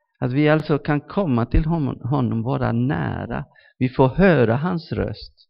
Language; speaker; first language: Swedish; non-native, fluent; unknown